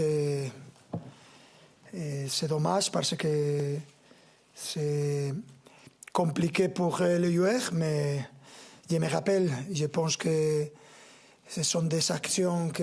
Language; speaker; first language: French; non-native, fluent; Spanish